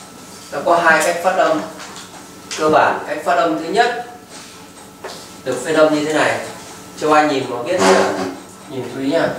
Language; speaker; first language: Vietnamese; native; Vietnamese